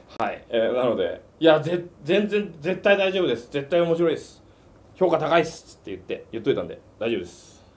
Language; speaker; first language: Japanese; native; Japanese